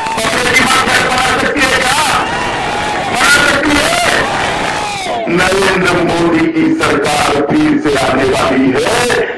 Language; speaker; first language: Hindi; non-native, local second language; Gujarati